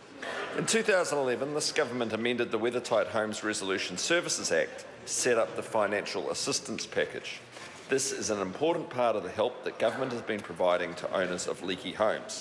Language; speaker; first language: English; native; English